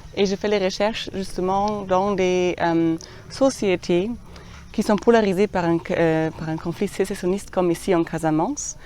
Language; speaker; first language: French; non-native, fluent; German